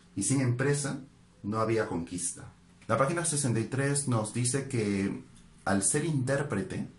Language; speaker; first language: Spanish; native; Spanish